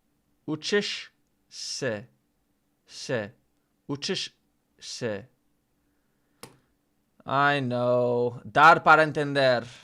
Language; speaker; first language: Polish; non-native, learner; English